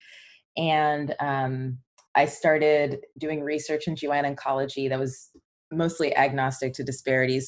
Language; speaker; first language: English; native; English